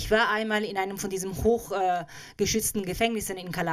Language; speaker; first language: German; native; German